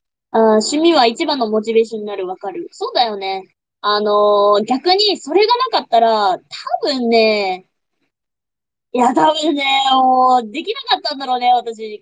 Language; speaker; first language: Japanese; non-native, fluent; English